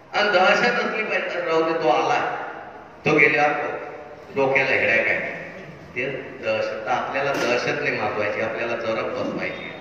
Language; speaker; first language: Marathi; native; Marathi